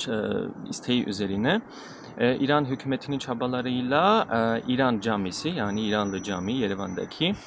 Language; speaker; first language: Turkish; non-native, fluent; Armenian